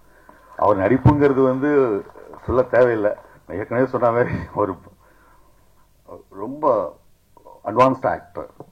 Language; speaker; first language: Tamil; native; Tamil